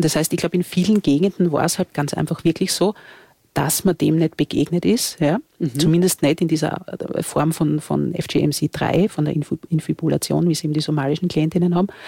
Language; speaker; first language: German; native; German